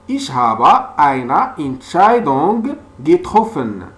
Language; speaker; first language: German; non-native, fluent; French